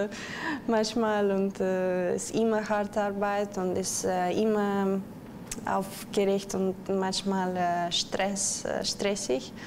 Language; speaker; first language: German; non-native, learner; Russian